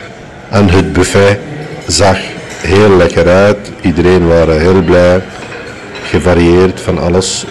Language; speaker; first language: Dutch; non-native, fluent; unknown